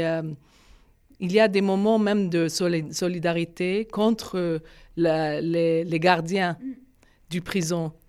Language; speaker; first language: French; non-native, fluent; Arabic